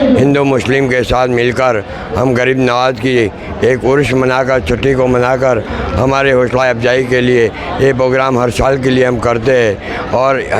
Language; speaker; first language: Hindi; non-native, local second language; Gujarati